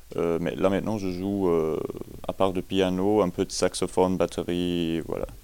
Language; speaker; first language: French; non-native, fluent; German